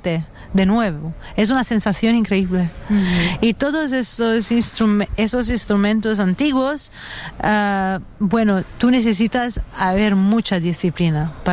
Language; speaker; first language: Spanish; non-native, fluent; Italian